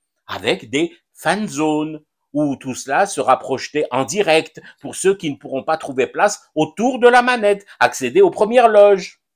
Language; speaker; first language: French; non-native, local second language; Arabic